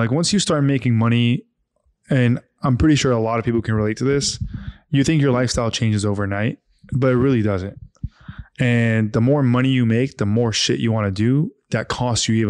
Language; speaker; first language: English; non-native, fluent; Arabic